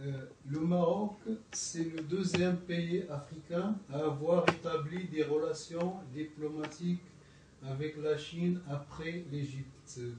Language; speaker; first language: French; non-native, local second language; Arabic